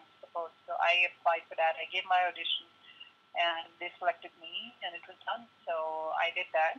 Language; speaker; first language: English; non-native, local second language; Hindi